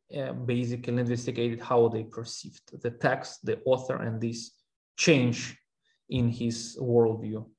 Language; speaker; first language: English; non-native, fluent; Armenian